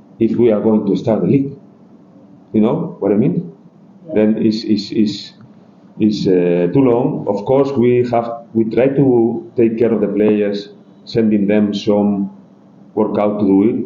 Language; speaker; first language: English; non-native, learner; Spanish